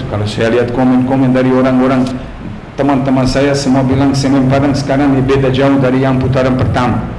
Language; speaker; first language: Indonesian; non-native, fluent; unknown